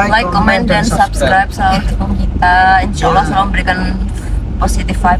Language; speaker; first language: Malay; non-native, local second language; Javanese